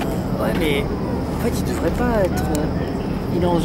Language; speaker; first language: French; native; French